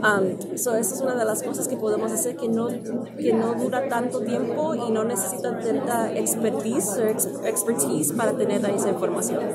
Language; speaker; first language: Spanish; early bilingual, heritage; Spanish